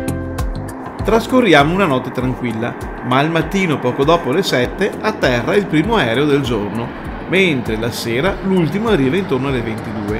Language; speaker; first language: Italian; native; Italian